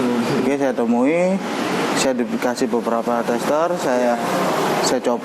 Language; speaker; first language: Indonesian; non-native, local second language; Javanese